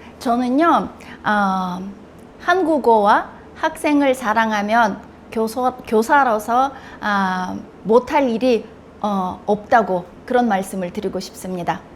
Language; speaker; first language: Korean; non-native, fluent; Russian